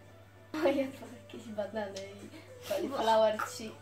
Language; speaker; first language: Polish; early bilingual, heritage; Polish